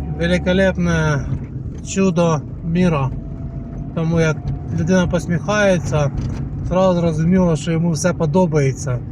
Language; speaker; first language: Ukrainian; non-native, local second language; Russian